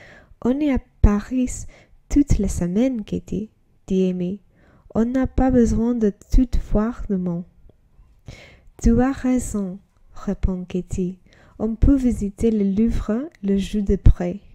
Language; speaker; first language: French; non-native, learner; English